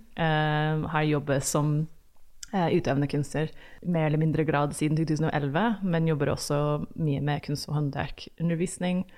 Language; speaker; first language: Norwegian; non-native, fluent; English